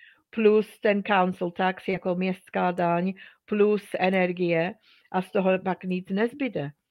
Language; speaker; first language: Czech; non-native, fluent; English